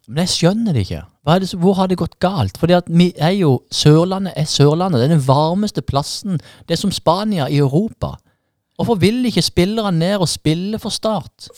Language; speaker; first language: Norwegian; native; Norwegian